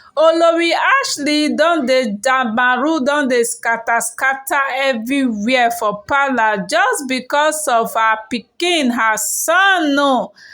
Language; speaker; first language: Nigerian Pidgin; native; Nigerian Pidgin